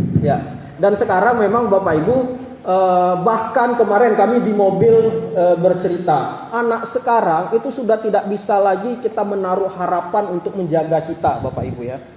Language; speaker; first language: Indonesian; non-native, local second language; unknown